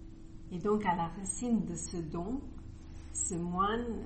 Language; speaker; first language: French; non-native, fluent; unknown